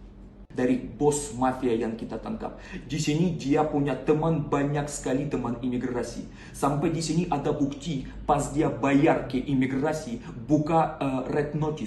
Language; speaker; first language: Indonesian; non-native, learner; Russian